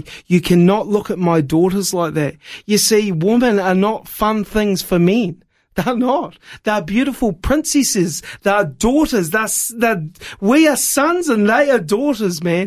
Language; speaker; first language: English; native; English